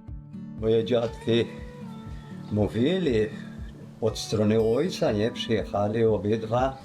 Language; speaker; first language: Polish; early bilingual, heritage; Polish